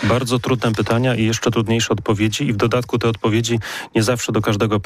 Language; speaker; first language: Polish; native; Polish